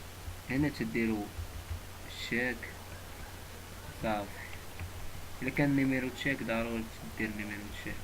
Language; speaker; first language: Arabic; native; Arabic